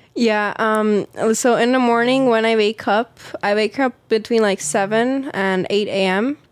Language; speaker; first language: English; native; English